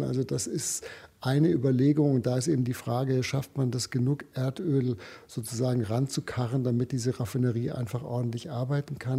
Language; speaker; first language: German; native; German